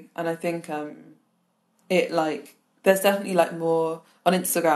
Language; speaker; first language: English; native; English